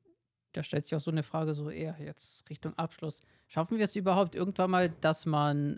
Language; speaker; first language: German; native; German